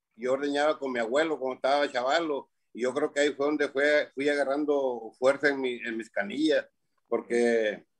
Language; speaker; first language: Spanish; native; Spanish